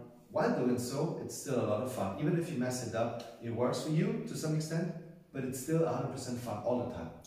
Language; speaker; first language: English; non-native, fluent; German